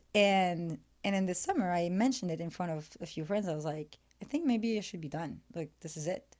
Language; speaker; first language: English; non-native, fluent; French